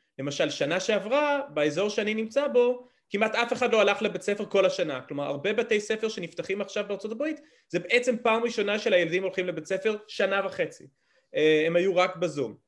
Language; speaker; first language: Hebrew; early bilingual, other home language; English